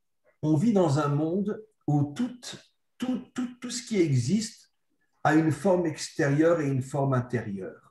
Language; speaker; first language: French; native; French